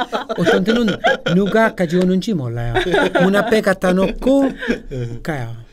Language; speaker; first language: Korean; non-native, fluent; Italian